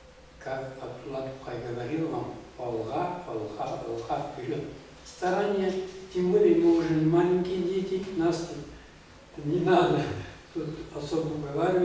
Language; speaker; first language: Russian; non-native, local second language; Tatar